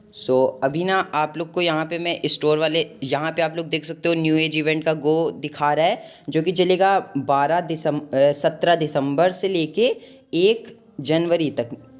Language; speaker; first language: Hindi; native; Hindi